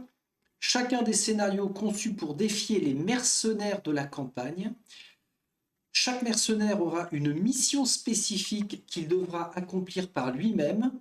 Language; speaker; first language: French; native; French